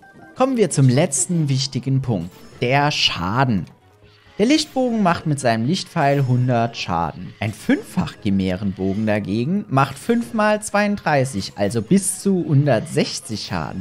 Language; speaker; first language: German; native; German